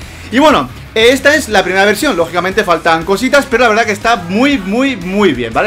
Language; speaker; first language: Spanish; native; Spanish